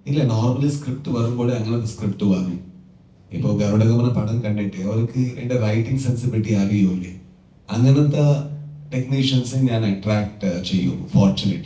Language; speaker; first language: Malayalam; non-native, learner; Kannada